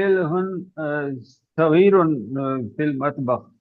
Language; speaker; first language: Arabic; non-native, learner; Urdu